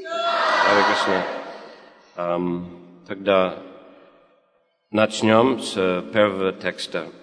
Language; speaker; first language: Russian; non-native, learner; English